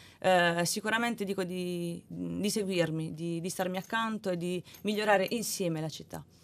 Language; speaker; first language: Italian; native; Italian